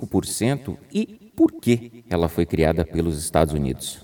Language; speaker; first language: Portuguese; native; Portuguese